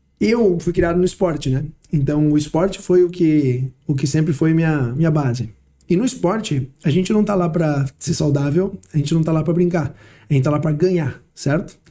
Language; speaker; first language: Portuguese; early bilingual, heritage; Portuguese